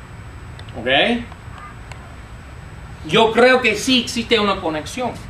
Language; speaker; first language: Spanish; non-native, fluent; English